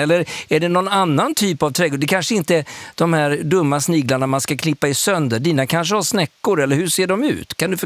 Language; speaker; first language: Swedish; native; Swedish